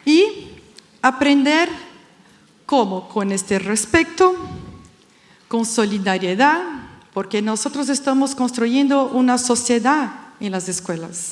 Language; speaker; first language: Spanish; non-native, fluent; Portuguese